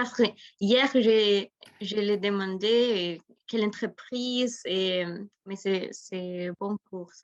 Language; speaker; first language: French; non-native, learner; Spanish